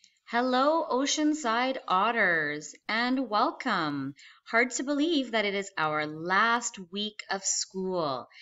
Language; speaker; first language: English; native; English